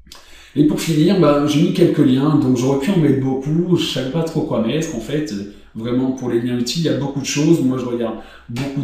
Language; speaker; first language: French; native; French